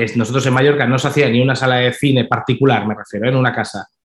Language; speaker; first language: Spanish; native; Spanish